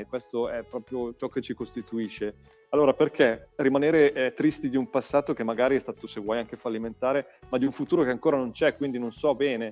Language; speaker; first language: Italian; native; Italian